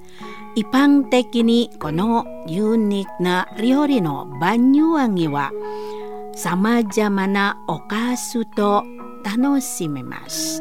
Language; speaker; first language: Japanese; non-native, learner; Indonesian